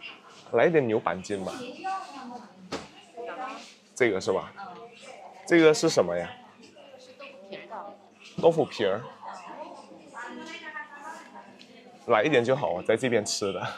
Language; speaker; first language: Chinese; non-native, fluent; Indonesian